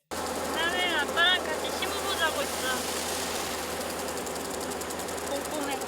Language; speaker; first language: Korean; non-native, fluent; French